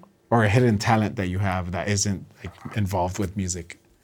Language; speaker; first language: English; early bilingual, other home language; Spanish